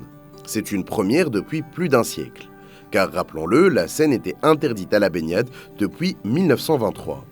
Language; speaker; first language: French; native; French